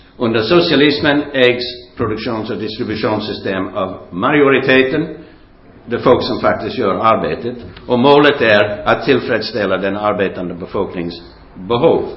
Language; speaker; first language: Swedish; non-native, fluent; English